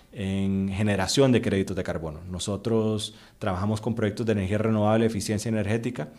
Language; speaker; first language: Spanish; native; Spanish